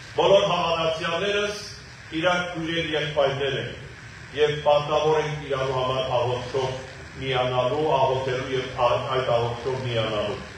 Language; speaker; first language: Armenian; native; Armenian